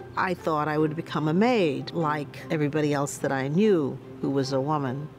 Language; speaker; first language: English; native; English